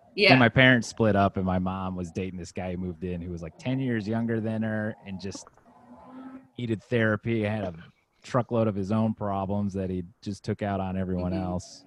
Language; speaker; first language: English; native; English